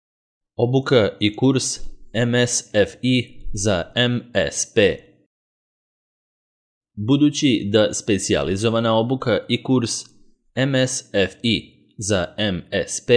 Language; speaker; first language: Serbian; native; Serbian